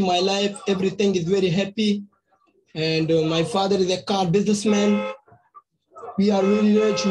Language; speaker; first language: English; non-native, learner; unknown